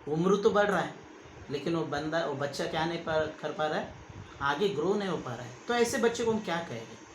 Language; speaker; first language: Hindi; non-native, local second language; Kannada